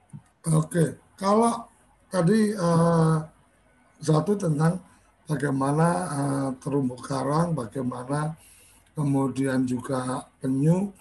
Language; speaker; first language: Malay; native; Malay